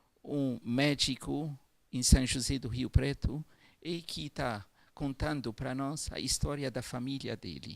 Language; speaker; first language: Portuguese; non-native, fluent; Arabic